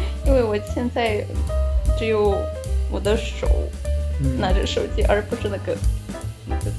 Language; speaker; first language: Chinese; non-native, fluent; Ukrainian